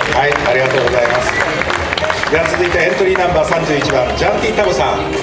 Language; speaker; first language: Japanese; native; Japanese